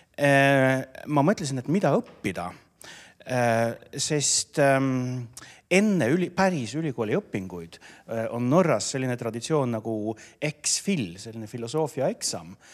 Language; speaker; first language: Estonian; non-native, fluent; Norwegian